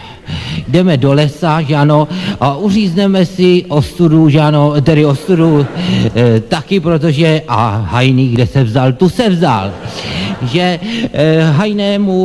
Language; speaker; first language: Czech; native; Czech